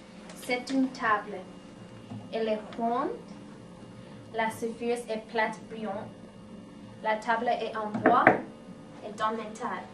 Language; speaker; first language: French; non-native, learner; English